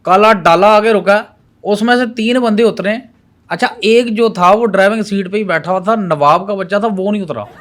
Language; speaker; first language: Urdu; non-native, local second language; Punjabi